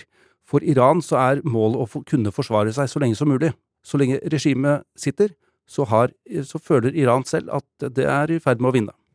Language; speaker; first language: Norwegian; native; Norwegian